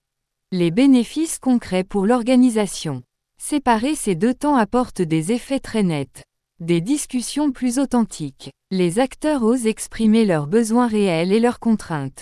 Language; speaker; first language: French; native; French